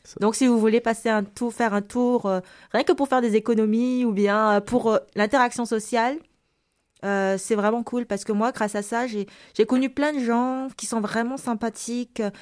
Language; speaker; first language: French; non-native, local second language; Malagasy